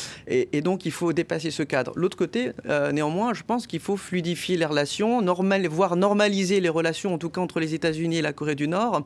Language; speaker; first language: French; native; French